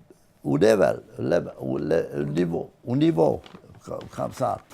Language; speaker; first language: French; non-native, learner; Latvian